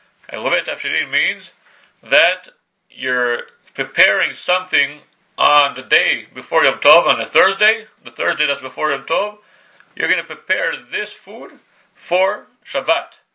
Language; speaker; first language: English; native; English